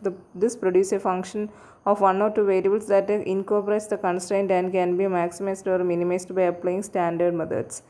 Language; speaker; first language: English; non-native, local second language; Malayalam